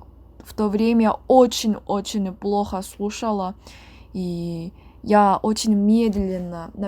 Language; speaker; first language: Russian; non-native, learner; Korean